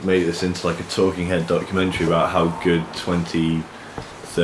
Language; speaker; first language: English; native; English